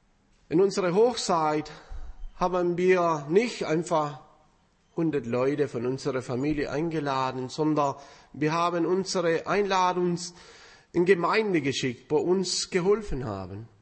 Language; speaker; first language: German; non-native, fluent; Spanish